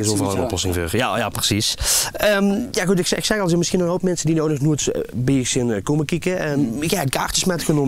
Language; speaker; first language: Dutch; native; Dutch